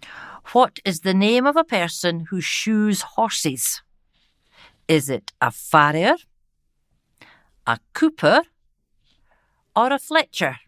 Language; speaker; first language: English; native; English